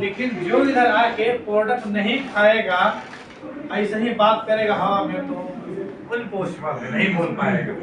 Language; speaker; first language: Hindi; non-native, learner; Nepali